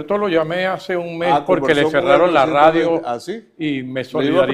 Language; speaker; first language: Spanish; native; Spanish